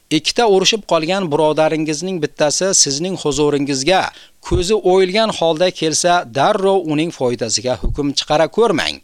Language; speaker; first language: Uzbek; native; Uzbek